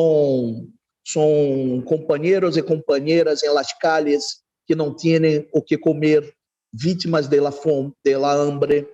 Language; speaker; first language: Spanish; non-native, learner; Portuguese